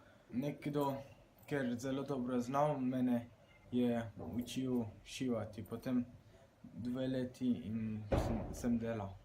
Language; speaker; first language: Slovenian; non-native, learner; Persian